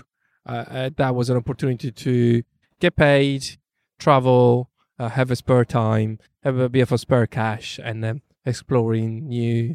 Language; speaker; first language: English; non-native, fluent; Italian